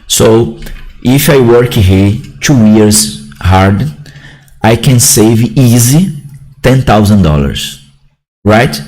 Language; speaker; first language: English; non-native, learner; Portuguese